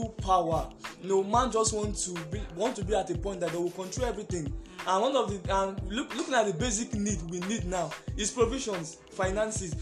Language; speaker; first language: English; non-native, local second language; Yoruba